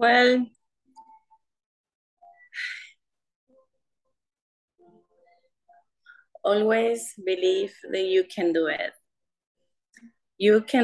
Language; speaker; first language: English; non-native, learner; Spanish